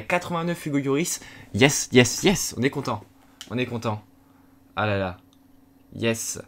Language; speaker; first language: French; native; French